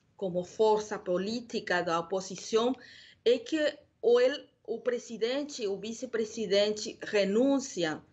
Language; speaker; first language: Portuguese; non-native, learner; Spanish